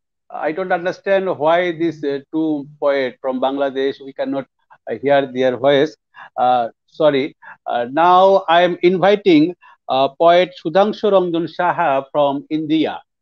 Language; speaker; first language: English; non-native, local second language; Bangla